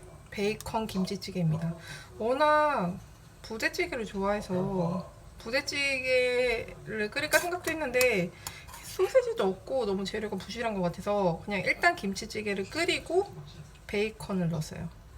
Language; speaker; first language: Korean; native; Korean